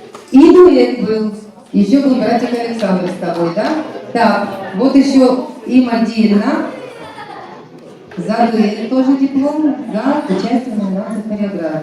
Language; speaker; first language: Russian; native; Russian